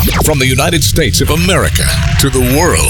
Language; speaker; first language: English; native; English